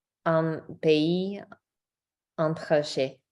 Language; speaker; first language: French; non-native, learner; English